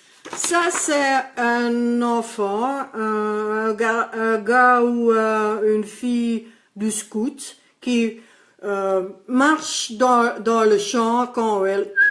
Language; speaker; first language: French; non-native, local second language; Dutch